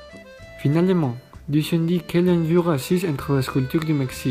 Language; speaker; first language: French; non-native, learner; Spanish